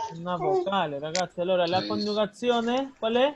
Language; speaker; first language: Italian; non-native, learner; Spanish